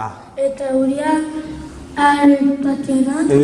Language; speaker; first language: Basque; non-native, local second language; Spanish